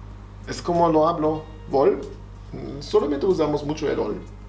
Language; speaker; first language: Spanish; non-native, fluent; German